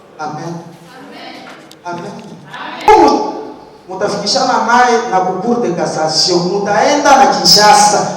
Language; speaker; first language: Swahili; native; Swahili